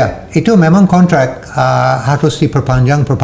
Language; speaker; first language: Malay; non-native, fluent; English